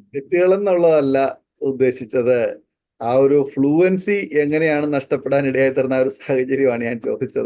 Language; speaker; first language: Malayalam; native; Malayalam